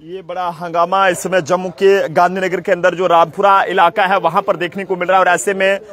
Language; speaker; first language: Hindi; native; Hindi